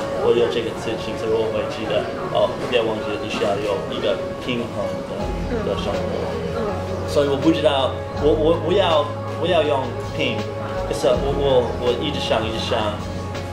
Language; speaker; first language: Chinese; non-native, learner; English